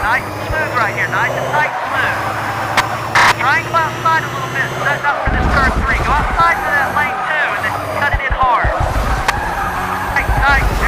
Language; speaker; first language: English; native; English